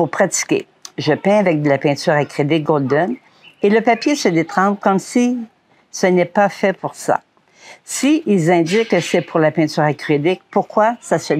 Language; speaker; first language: French; native; French